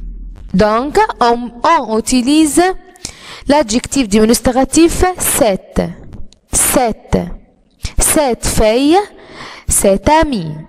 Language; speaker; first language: French; non-native, fluent; Arabic